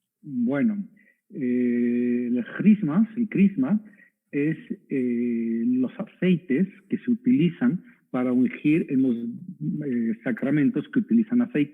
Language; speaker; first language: Spanish; native; Spanish